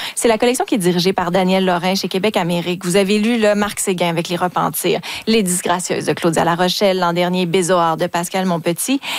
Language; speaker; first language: French; native; French